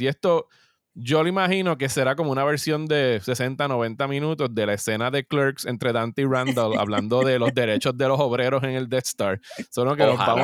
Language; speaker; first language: Spanish; native; Spanish